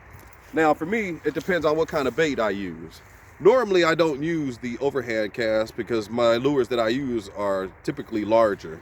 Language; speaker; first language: English; native; English